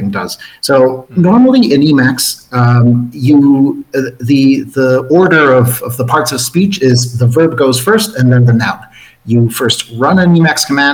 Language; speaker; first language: English; non-native, fluent; Spanish